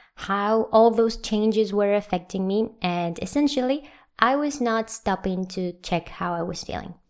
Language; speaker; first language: English; non-native, fluent; Spanish